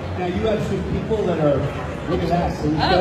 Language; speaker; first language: English; native; English